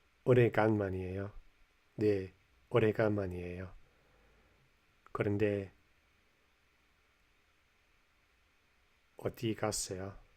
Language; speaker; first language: Korean; non-native, learner; English